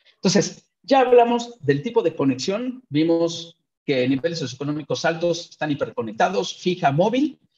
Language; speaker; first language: Spanish; native; Spanish